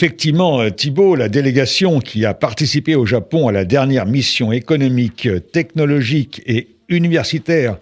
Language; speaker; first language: French; native; French